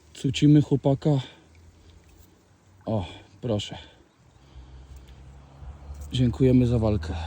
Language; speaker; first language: Polish; native; Polish